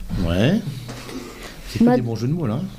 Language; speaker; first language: French; native; French